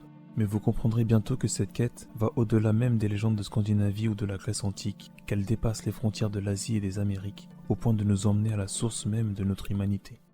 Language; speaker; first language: French; native; French